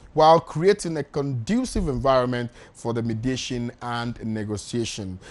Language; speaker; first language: English; non-native, local second language; Akan